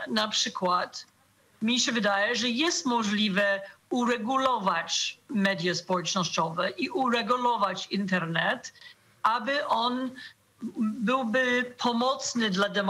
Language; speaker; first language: Polish; non-native, fluent; English